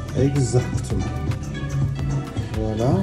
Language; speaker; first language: French; non-native, local second language; Morisyen